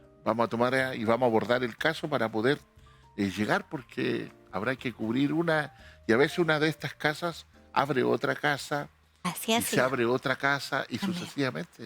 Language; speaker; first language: Spanish; native; Spanish